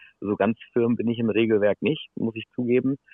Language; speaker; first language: German; native; German